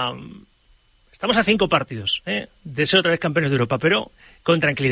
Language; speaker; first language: Spanish; native; Spanish